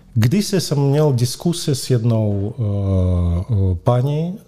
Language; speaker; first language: Czech; non-native, fluent; Russian